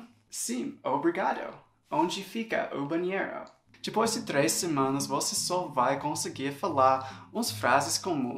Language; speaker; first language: Portuguese; non-native, fluent; English